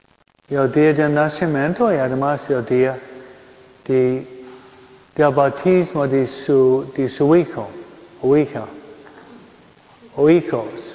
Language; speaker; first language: Spanish; non-native, fluent; English